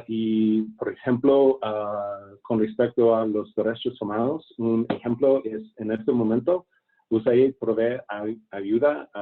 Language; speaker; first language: Spanish; non-native, fluent; English